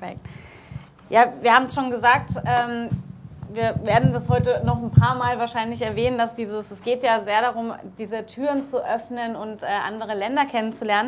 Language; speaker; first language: German; native; German